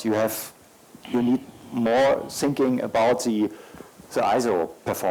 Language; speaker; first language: English; non-native, learner; German